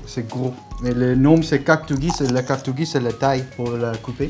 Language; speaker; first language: French; non-native, learner; Korean